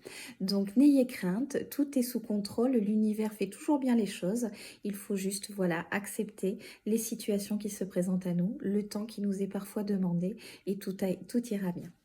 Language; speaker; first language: French; native; French